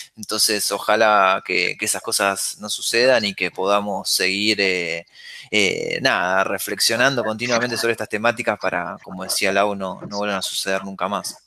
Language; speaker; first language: Spanish; native; Spanish